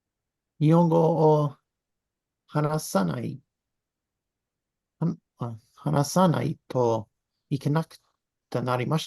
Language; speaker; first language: Japanese; non-native, learner; English